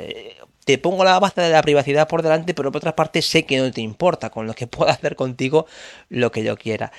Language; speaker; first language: Spanish; native; Spanish